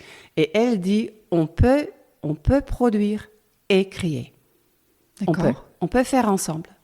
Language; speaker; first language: French; non-native, learner; Dutch